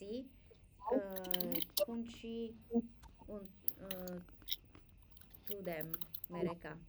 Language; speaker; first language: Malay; non-native, learner; English